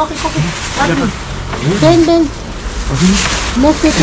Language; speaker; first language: Spanish; non-native, learner; Filipino